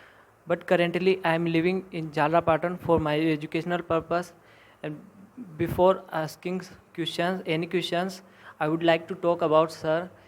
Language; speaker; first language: English; non-native, learner; Hindi